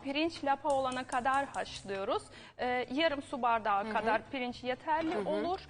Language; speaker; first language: Turkish; non-native, fluent; Ukrainian